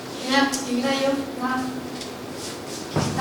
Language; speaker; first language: Russian; non-native, learner; Mongolian